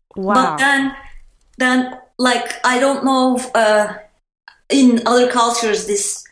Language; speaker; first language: English; non-native, fluent; Turkish